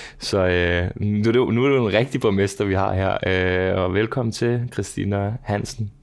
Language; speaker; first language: Danish; early bilingual, other home language; Serbian